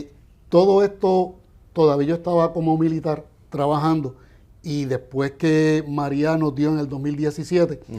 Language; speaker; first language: Spanish; native; Spanish